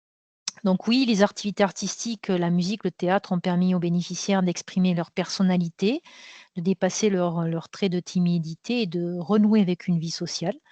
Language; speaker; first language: French; native; French